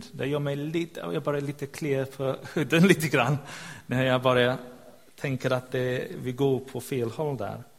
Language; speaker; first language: Swedish; non-native, fluent; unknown